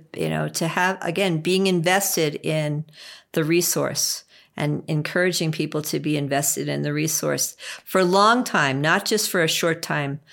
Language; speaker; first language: English; native; English